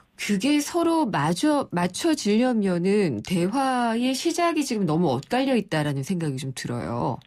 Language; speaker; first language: Korean; native; Korean